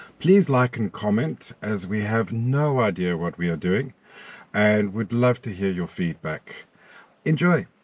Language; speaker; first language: English; native; English